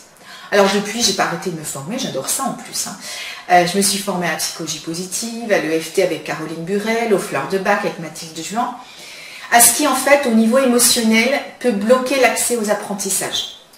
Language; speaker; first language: French; native; French